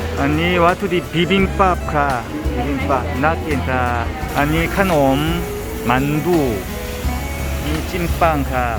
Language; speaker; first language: Thai; non-native, learner; Korean